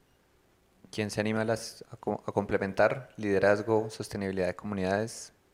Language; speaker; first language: Spanish; native; Spanish